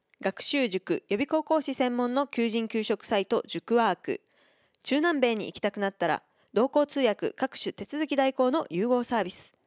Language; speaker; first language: Japanese; native; Japanese